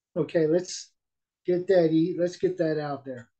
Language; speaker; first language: English; native; English